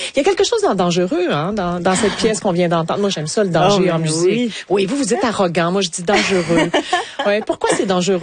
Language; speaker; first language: French; native; French